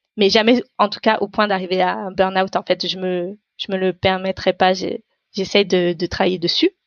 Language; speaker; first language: French; non-native, local second language; Tamil